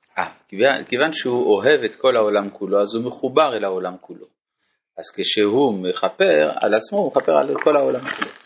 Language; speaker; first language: Hebrew; non-native, fluent; French